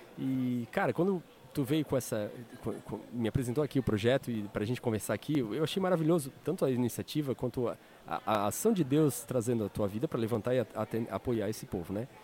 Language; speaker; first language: Portuguese; native; Portuguese